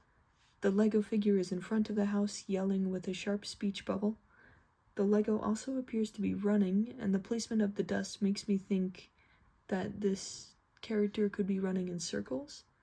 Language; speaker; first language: English; native; English